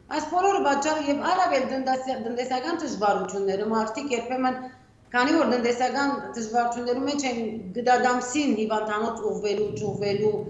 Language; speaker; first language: Armenian; early bilingual, heritage; Armenian